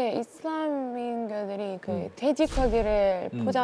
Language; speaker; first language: Korean; non-native, fluent; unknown